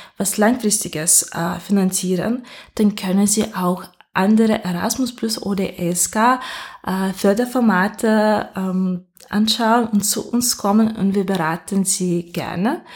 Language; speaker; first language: German; non-native, fluent; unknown